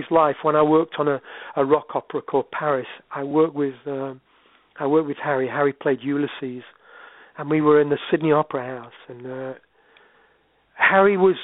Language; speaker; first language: English; native; English